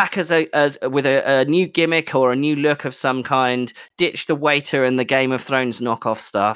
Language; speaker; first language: English; native; English